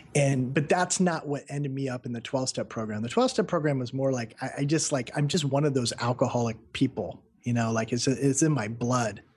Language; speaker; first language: English; native; English